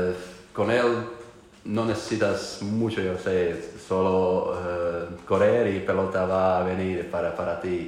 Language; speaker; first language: Spanish; non-native, learner; Croatian